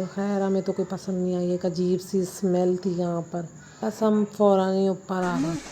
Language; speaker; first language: Urdu; native; Urdu